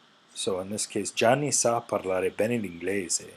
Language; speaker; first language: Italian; non-native, fluent; English